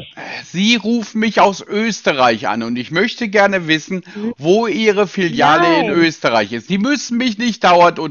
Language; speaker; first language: German; native; German